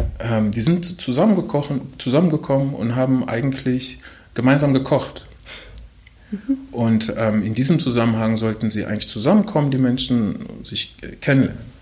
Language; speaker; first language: German; early bilingual, other home language; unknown